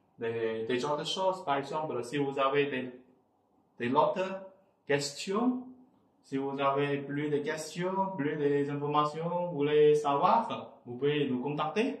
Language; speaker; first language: French; non-native, fluent; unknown